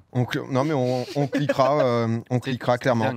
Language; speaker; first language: French; native; French